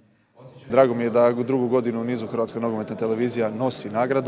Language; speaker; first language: Croatian; native; Croatian